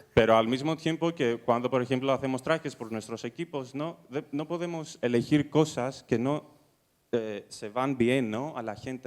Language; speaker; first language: Spanish; non-native, fluent; Greek